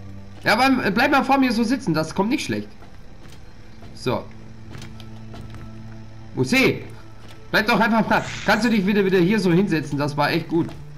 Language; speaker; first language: German; native; German